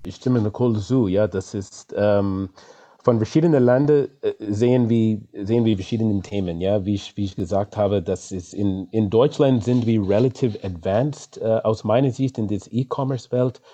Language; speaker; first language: German; non-native, fluent; English